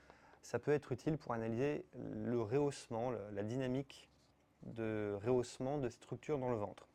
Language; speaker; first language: French; native; French